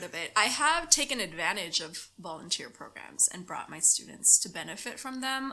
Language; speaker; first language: English; native; English